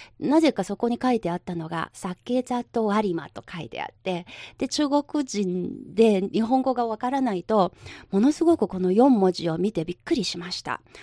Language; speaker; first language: Japanese; non-native, local second language; Chinese